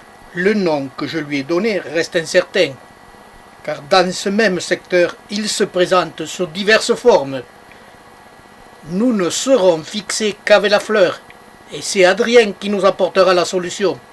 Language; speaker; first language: French; native; French